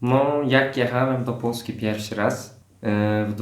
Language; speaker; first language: Polish; non-native, fluent; Turkish